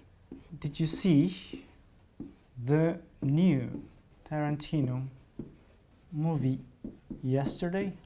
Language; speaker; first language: English; non-native, fluent; Spanish